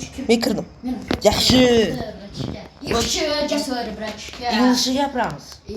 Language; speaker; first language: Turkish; non-native, learner; Uzbek